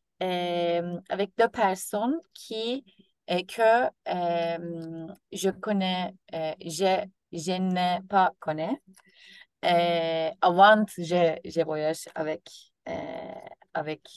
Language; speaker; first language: French; non-native, learner; Turkish